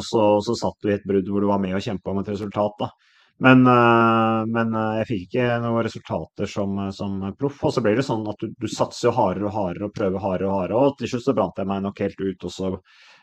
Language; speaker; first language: Norwegian; native; Norwegian